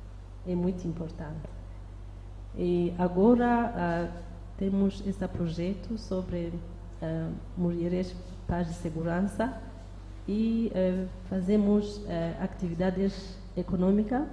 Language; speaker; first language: Portuguese; non-native, learner; Kinyarwanda